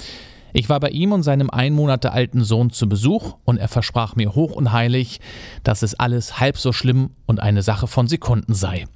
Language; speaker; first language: German; native; German